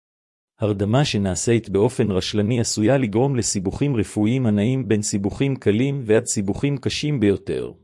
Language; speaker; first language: Hebrew; native; Hebrew